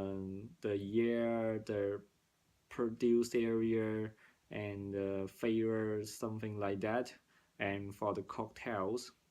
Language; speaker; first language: English; non-native, learner; Cantonese